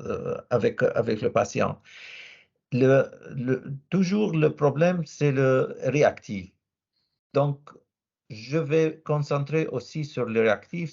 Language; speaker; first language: French; non-native, learner; Arabic